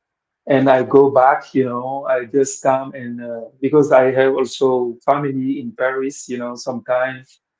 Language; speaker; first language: English; non-native, local second language; Wolof